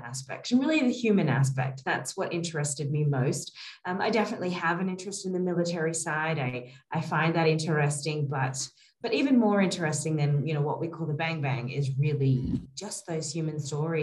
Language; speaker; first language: English; native; English